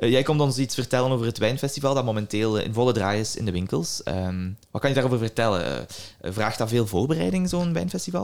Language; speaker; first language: Dutch; native; Dutch